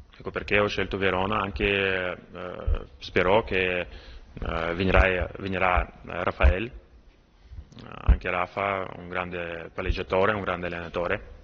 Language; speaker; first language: Italian; non-native, learner; Russian